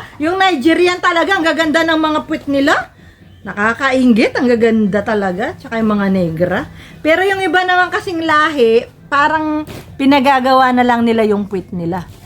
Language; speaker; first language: Filipino; non-native, local second language; Pampanga